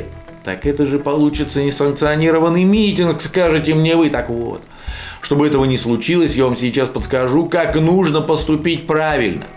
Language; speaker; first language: Russian; native; Russian